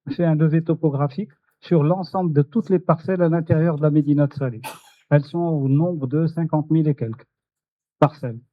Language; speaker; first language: French; non-native, local second language; Arabic